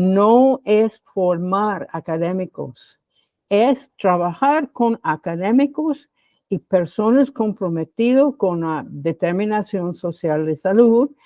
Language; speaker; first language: Spanish; non-native, fluent; English